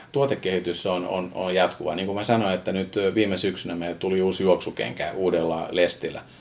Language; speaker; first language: Finnish; non-native, fluent; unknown